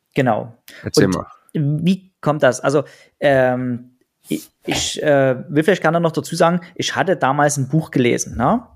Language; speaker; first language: German; native; German